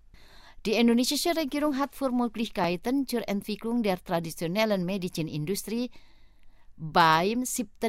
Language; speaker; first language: German; non-native, fluent; Indonesian